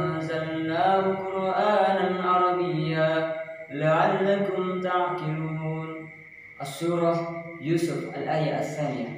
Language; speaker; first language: Arabic; non-native, learner; Indonesian